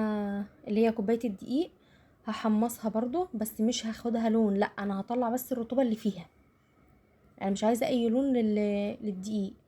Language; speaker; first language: Arabic; native; Arabic